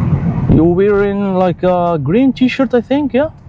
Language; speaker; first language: English; non-native, local second language; Arabic